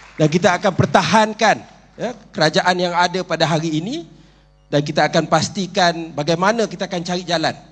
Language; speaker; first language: Malay; native; Malay